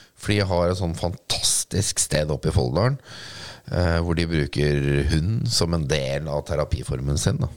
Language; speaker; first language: Norwegian; native; Norwegian